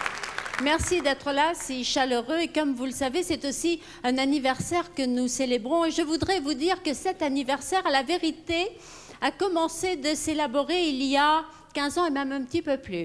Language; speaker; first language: French; native; French